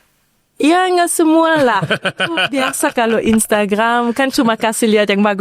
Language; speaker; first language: Indonesian; early bilingual, heritage; Indonesian